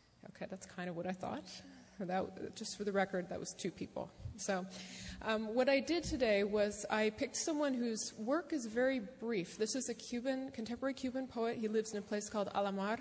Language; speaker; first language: English; native; English